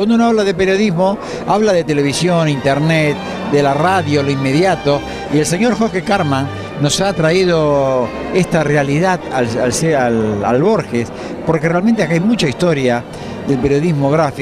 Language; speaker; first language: Spanish; native; Spanish